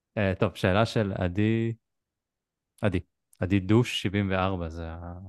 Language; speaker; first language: Hebrew; native; Hebrew